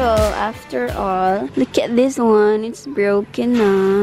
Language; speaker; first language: English; non-native, local second language; Cebuano